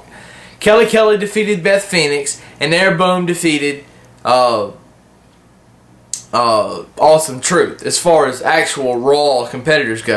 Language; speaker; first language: English; native; English